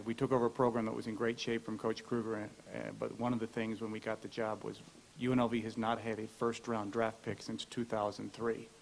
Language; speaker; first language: English; native; English